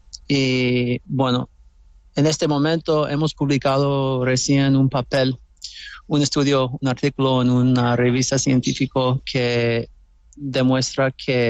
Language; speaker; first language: Spanish; non-native, fluent; English